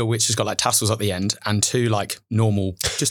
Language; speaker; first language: English; native; English